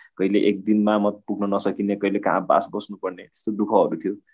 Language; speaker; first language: Nepali; non-native, local second language; Limbu